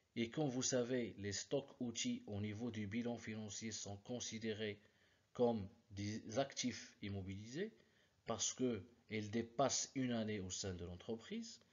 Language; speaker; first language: French; non-native, local second language; Arabic